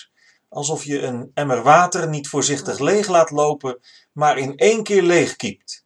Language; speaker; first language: Dutch; native; Dutch